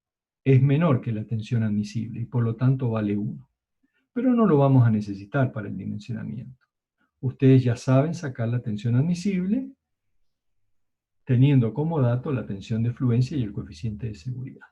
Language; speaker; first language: Spanish; native; Spanish